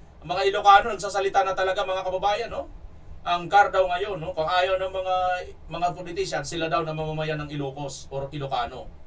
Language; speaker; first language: Filipino; non-native, local second language; Cebuano